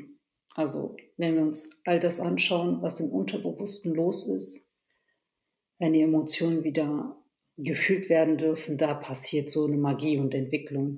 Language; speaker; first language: German; early bilingual, other home language; Turkish